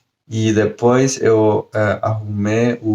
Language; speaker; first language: Portuguese; non-native, learner; Spanish